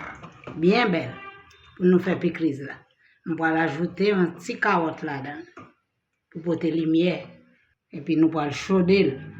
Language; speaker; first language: French; non-native, learner; Haitian Creole